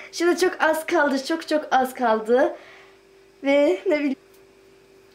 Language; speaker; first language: Turkish; non-native, fluent; Arabic